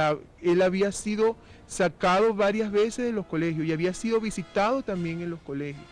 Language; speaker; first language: Spanish; native; Spanish